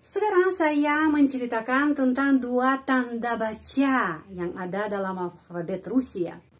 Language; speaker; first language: Indonesian; non-native, fluent; Russian